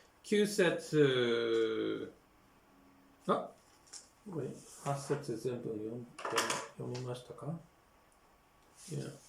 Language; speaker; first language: Japanese; non-native, learner; English